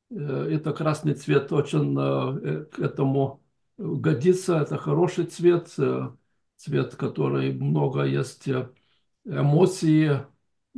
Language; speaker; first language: Russian; non-native, fluent; Lithuanian